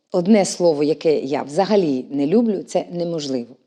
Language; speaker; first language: Ukrainian; native; Ukrainian